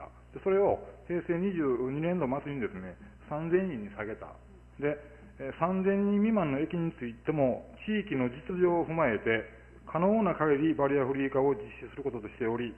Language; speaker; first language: Japanese; native; Japanese